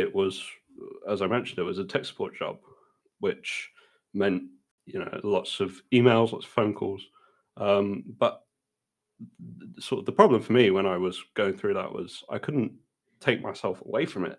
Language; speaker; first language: English; native; English